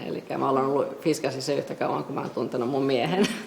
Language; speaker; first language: Finnish; non-native, fluent; Japanese